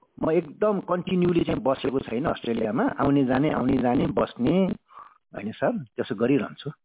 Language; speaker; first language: Nepali; native; Nepali